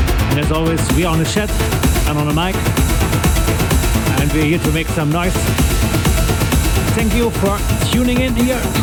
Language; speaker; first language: English; non-native, fluent; German